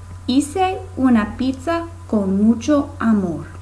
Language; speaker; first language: Spanish; non-native, fluent; English